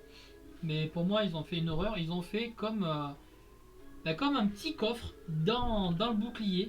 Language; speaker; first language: French; native; French